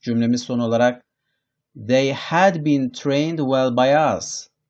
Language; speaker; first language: English; non-native, fluent; Turkish